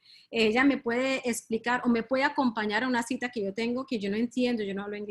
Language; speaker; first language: Spanish; early bilingual, heritage; Spanish